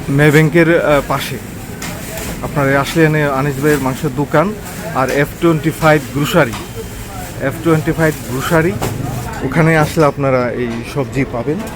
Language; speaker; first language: Bangla; native; Bangla